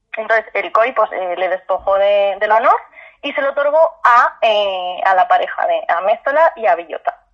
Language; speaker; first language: Spanish; native; Spanish